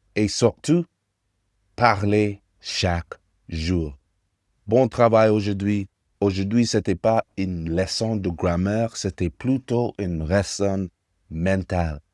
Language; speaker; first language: French; non-native, fluent; English